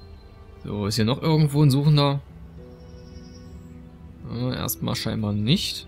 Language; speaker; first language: German; native; German